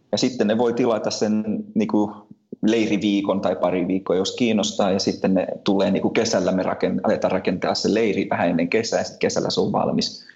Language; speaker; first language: Finnish; early bilingual, heritage; Finnish